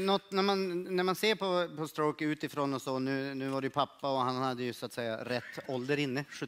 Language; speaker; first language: Swedish; native; Swedish